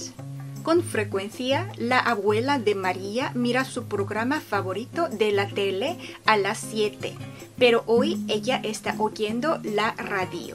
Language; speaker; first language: Spanish; non-native, fluent; Korean